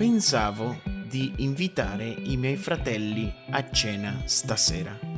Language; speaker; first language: Italian; non-native, fluent; Spanish